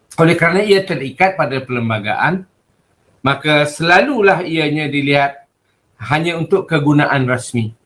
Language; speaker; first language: Malay; native; Malay